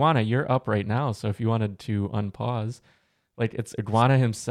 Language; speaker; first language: English; native; English